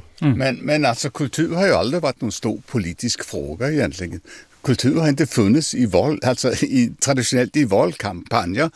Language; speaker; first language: Swedish; non-native, fluent; French